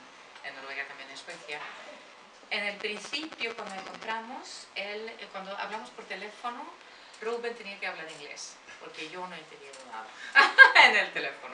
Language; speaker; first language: Spanish; non-native, fluent; Swedish